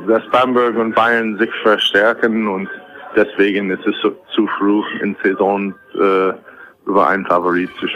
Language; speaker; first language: German; non-native, fluent; English